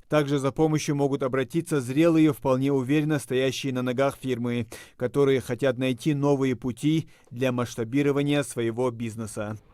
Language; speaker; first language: Russian; native; Russian